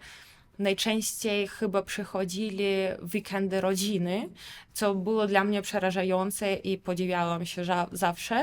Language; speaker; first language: Polish; non-native, fluent; Russian